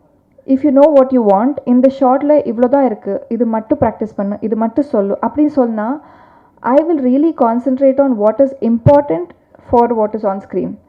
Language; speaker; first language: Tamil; non-native, learner; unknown